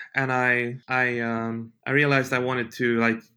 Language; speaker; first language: English; non-native, fluent; Swedish